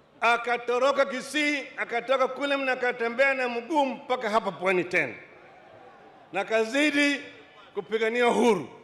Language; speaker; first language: Swahili; non-native, local second language; Luo (Kenya and Tanzania)